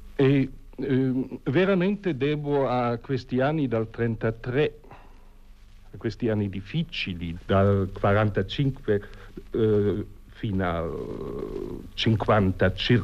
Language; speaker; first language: Italian; non-native, fluent; German